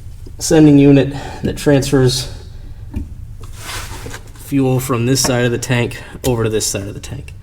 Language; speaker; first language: English; native; English